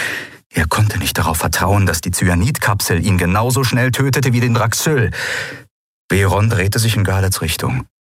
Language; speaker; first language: German; native; German